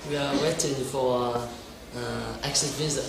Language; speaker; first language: English; non-native, fluent; Vietnamese